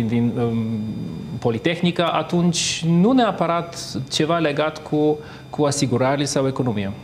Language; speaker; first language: Romanian; non-native, fluent; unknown